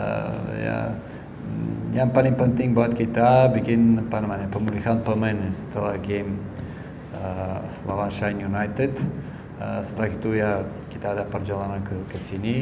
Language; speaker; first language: Indonesian; non-native, fluent; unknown